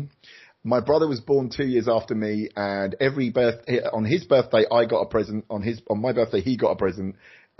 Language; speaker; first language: English; native; English